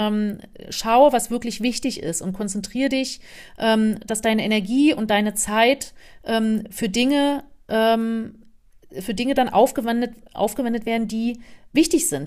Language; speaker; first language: German; native; German